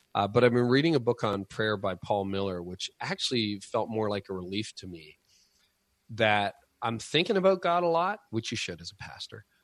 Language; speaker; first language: English; native; English